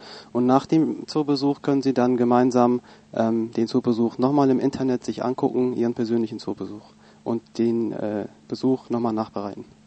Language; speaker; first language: German; native; German